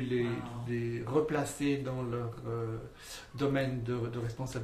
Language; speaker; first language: French; native; French